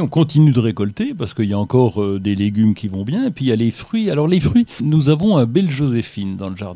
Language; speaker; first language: French; native; French